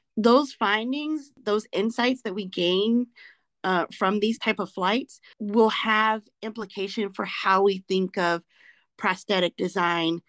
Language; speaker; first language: English; native; English